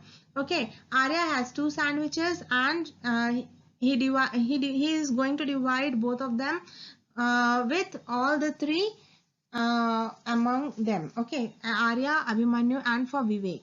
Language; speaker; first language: English; non-native, local second language; Hindi